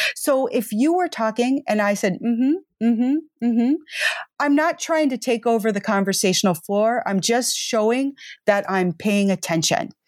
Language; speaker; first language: English; native; English